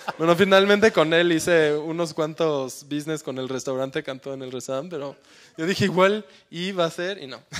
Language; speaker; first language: Spanish; early bilingual, heritage; Spanish